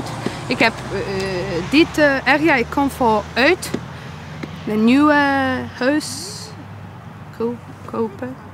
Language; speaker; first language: Dutch; non-native, learner; Polish